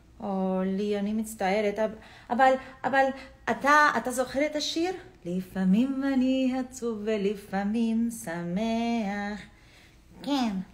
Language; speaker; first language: Hebrew; non-native, fluent; English